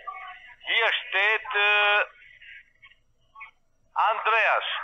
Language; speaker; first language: German; non-native, learner; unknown